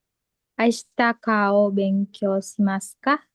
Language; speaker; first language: Japanese; non-native, learner; Indonesian